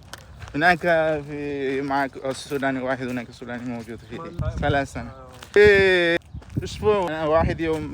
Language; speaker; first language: Arabic; non-native, learner; Malayalam